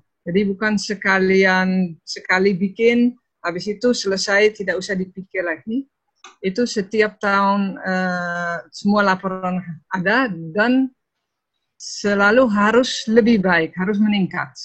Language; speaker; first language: Indonesian; non-native, fluent; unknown